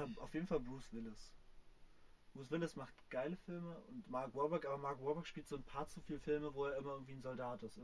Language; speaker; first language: German; native; German